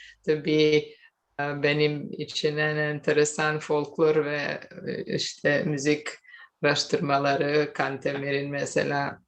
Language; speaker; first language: Turkish; non-native, fluent; Serbian